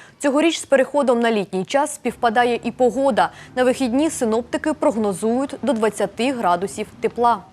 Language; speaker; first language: Ukrainian; native; Ukrainian